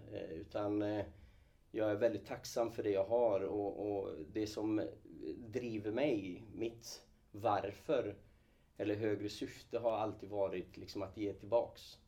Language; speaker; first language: Swedish; early bilingual, other home language; Kurdish